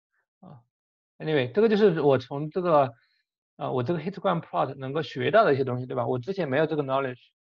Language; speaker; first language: Chinese; native; Chinese